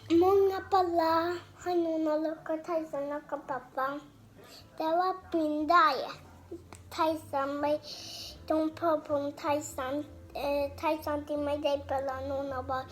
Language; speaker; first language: Thai; early bilingual, heritage; Thai